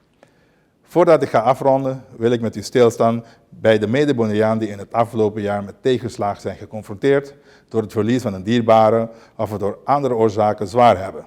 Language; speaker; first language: Dutch; non-native, local second language; Papiamento